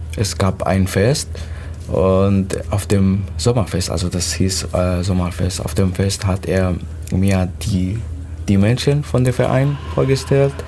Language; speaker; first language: German; non-native, fluent; Arabic